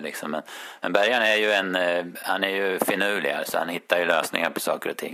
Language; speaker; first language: Swedish; native; Swedish